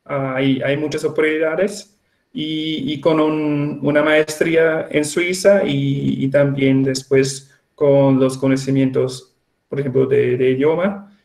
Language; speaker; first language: Spanish; non-native, fluent; Swiss German